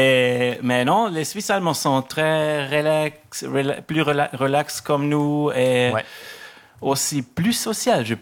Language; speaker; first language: French; non-native, local second language; German